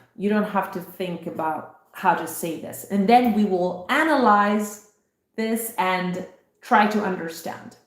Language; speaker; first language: English; non-native, fluent; Italian